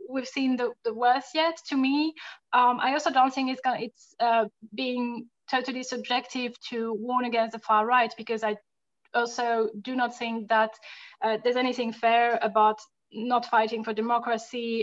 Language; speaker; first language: English; non-native, fluent; French